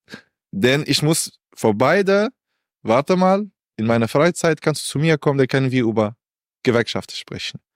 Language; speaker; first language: German; non-native, learner; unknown